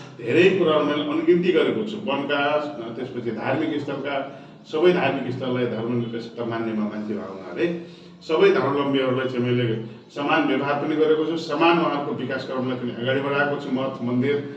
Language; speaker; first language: Nepali; non-native, local second language; Dangaura Tharu